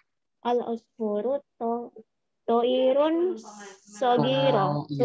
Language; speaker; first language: Arabic; non-native, learner; Indonesian